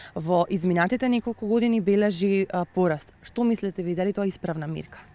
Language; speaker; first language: Macedonian; native; Macedonian